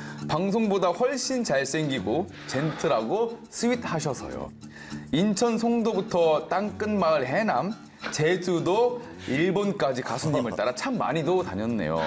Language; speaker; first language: Korean; native; Korean